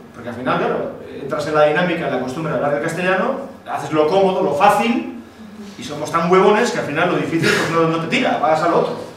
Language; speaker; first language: Spanish; early bilingual, other home language; Basque